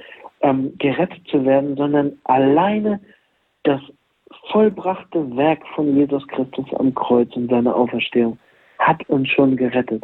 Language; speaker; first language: German; native; German